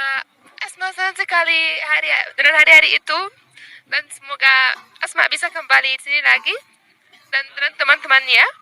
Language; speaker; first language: Indonesian; non-native, learner; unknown